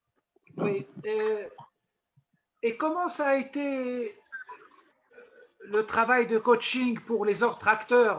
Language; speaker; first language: French; non-native, local second language; Arabic